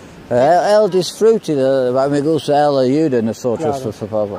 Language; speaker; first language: Spanish; non-native, learner; English